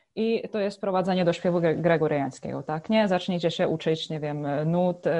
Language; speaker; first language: Polish; non-native, fluent; Czech